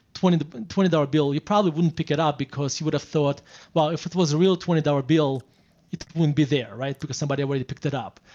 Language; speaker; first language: English; non-native, fluent; Russian